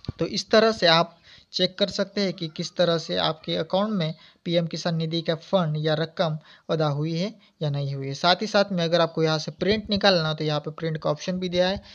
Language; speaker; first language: Hindi; non-native, local second language; Marathi